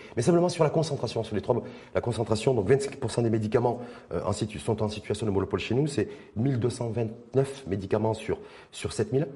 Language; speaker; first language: French; non-native, local second language; Arabic